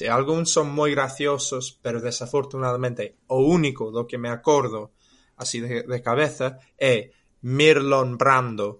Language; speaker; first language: Galician; non-native, fluent; English